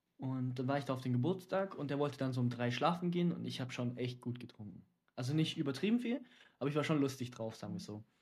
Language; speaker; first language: German; early bilingual, other home language; Dutch